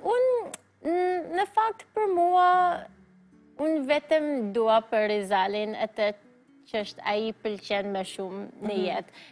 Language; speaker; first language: Albanian; non-native, fluent; Filipino